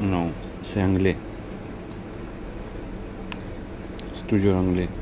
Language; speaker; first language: French; non-native, learner; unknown